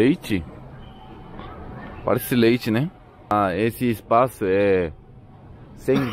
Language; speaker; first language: Portuguese; non-native, learner; Korean